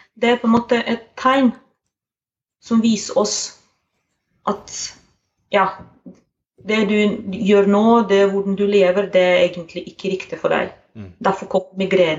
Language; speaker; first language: Norwegian; non-native, fluent; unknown